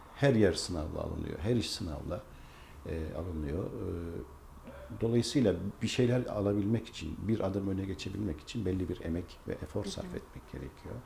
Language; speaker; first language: Turkish; native; Turkish